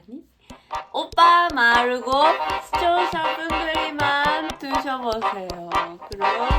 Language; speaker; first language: Korean; non-native, fluent; Japanese